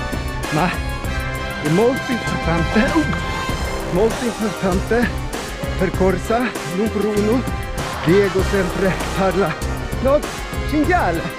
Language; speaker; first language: Italian; non-native, learner; Swedish